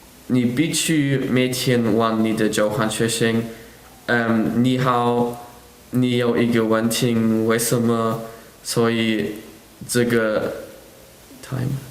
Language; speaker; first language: Chinese; non-native, learner; German